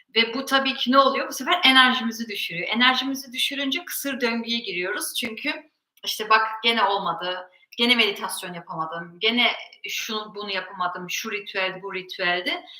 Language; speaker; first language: Turkish; early bilingual, heritage; Turkish